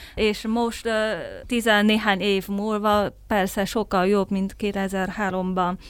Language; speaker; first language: Hungarian; non-native, fluent; Chinese